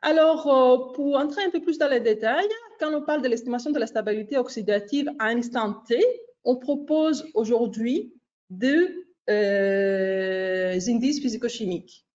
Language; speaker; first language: French; non-native, fluent; Greek